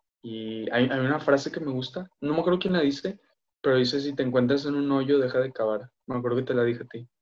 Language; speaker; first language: Spanish; native; Spanish